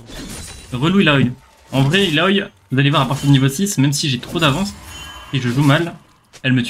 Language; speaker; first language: French; native; French